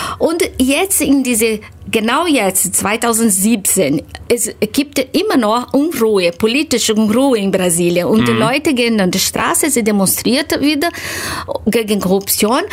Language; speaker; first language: German; non-native, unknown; Portuguese